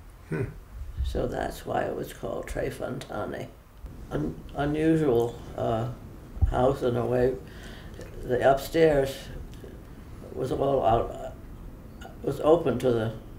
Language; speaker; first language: English; native; English